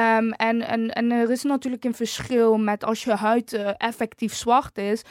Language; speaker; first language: Dutch; early bilingual, other home language; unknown